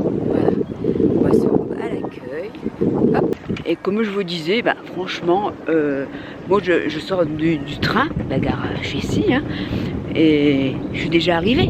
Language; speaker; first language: French; native; French